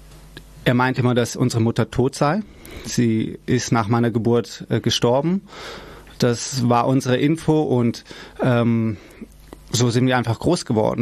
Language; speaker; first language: German; early bilingual, other home language; Persian